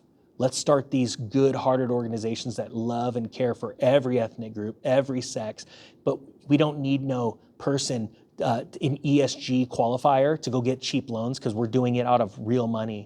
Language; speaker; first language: English; native; English